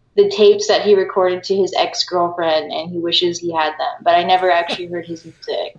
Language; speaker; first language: English; early bilingual, other home language; Filipino